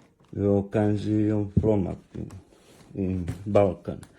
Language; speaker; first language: German; non-native, learner; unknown